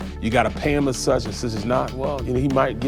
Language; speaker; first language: English; native; English